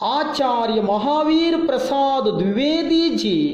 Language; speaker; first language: Hindi; non-native, local second language; Kannada